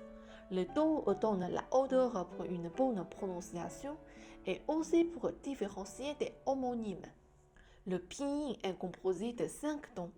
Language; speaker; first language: French; non-native, fluent; Chinese